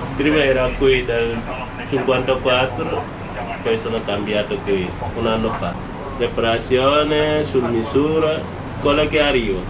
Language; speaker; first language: Italian; non-native, learner; Wolof